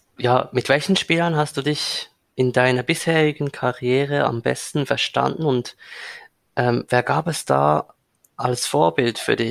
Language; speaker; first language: German; native; German